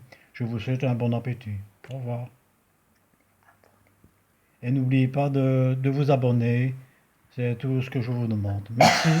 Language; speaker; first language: French; native; French